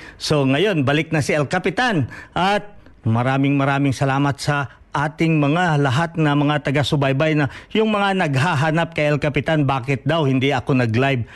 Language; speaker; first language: Filipino; non-native, local second language; Hiligaynon